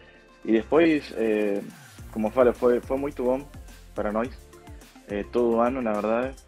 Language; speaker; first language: Portuguese; non-native, fluent; Spanish